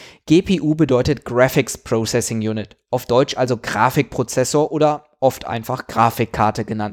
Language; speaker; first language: German; native; German